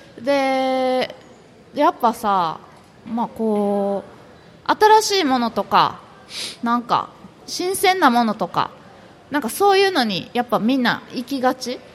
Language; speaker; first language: Japanese; native; Japanese